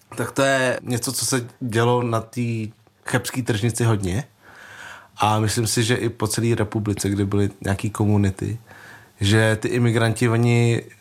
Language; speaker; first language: Czech; early bilingual, other home language; Vietnamese